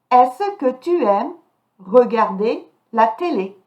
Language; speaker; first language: French; non-native, fluent; English